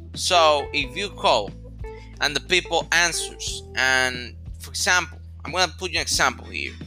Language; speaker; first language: English; non-native, fluent; Spanish